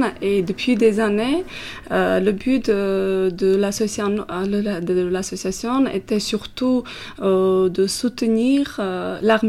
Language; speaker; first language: French; non-native, fluent; Armenian